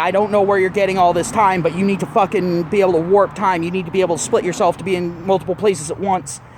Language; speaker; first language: English; native; English